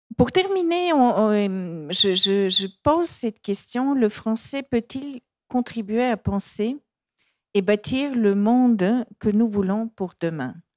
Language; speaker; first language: French; non-native, fluent; Bulgarian